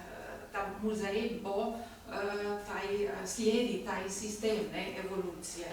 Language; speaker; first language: Slovenian; non-native, learner; German